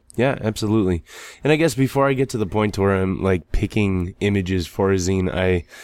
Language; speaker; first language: English; native; English